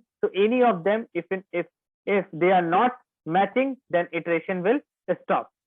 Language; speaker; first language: English; non-native, local second language; Hindi